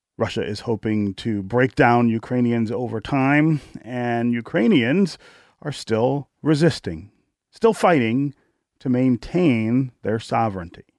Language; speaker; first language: English; native; English